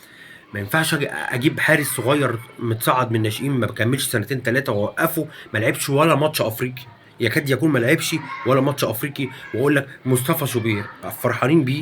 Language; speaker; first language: Arabic; native; Arabic